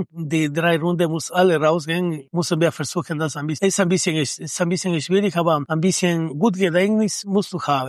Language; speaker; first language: German; non-native, learner; Spanish